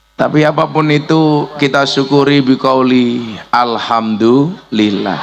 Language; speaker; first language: Indonesian; non-native, local second language; Javanese